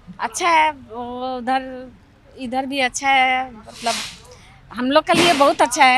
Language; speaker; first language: Hindi; non-native, local second language; Bangla